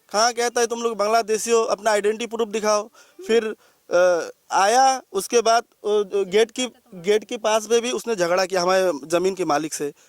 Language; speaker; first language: Hindi; non-native, local second language; Bangla